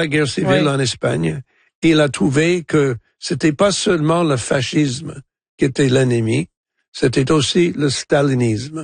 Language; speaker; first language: French; non-native, local second language; English